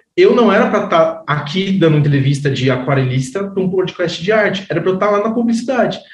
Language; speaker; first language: Portuguese; native; Portuguese